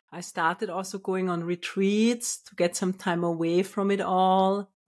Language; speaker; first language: English; non-native, fluent; German